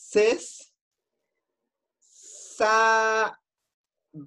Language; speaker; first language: French; non-native, learner; Spanish